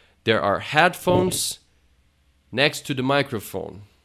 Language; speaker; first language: English; non-native, fluent; Portuguese